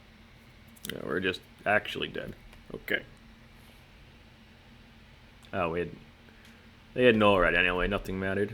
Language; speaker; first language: English; native; English